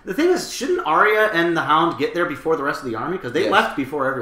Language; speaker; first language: English; native; English